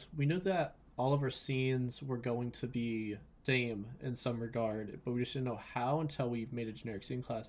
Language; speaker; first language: English; native; English